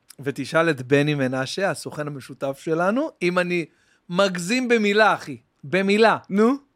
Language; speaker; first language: Hebrew; native; Hebrew